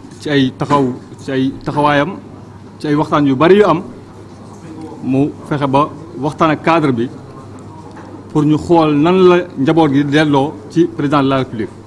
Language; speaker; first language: Wolof; non-native, local second language; Fula